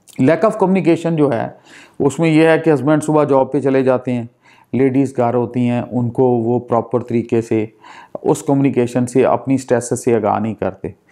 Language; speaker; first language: Urdu; non-native, local second language; Punjabi